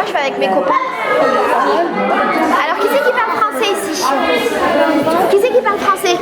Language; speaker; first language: French; native; French